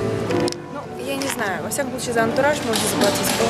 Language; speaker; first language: Russian; native; Russian